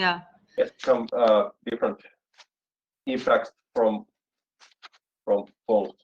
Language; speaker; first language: English; non-native, fluent; Finnish